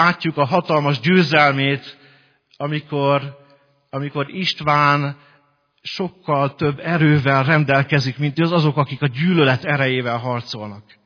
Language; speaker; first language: Hungarian; native; Hungarian